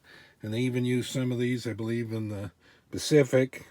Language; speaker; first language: English; native; English